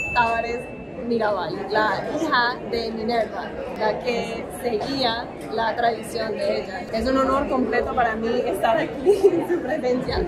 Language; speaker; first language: Spanish; non-native, fluent; English